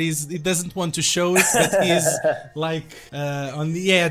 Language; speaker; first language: English; non-native, fluent; Portuguese